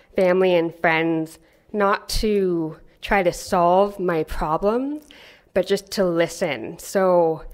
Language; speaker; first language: English; native; English